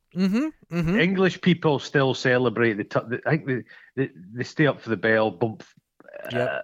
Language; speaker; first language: English; native; English